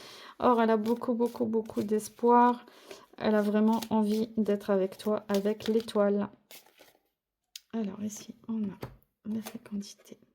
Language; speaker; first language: French; native; French